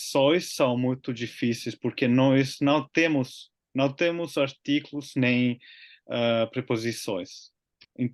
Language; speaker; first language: Portuguese; non-native, learner; Finnish